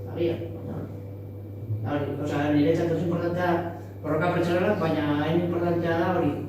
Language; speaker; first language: Basque; non-native, local second language; Spanish